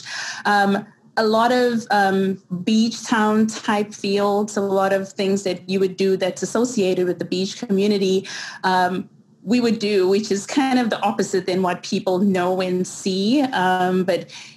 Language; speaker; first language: English; native; English